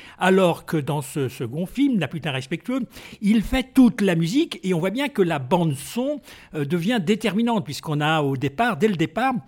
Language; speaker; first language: French; native; French